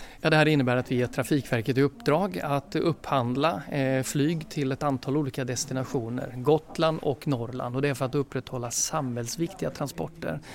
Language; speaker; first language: Swedish; native; Swedish